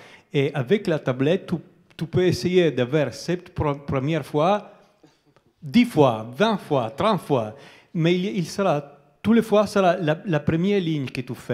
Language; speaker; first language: French; non-native, learner; Italian